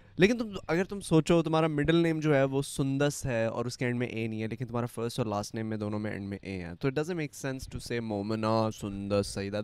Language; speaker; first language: Urdu; native; Urdu